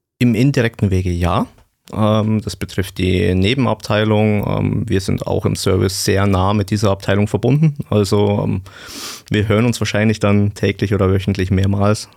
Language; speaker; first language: German; native; German